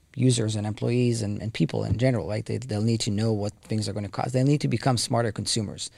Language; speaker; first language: English; non-native, fluent; Hebrew